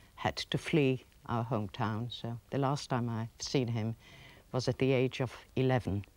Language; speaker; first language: English; early bilingual, other home language; Polish